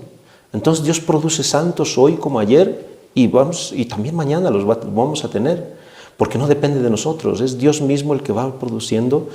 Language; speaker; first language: Spanish; native; Spanish